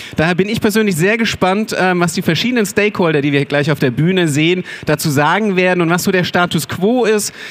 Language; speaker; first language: German; native; German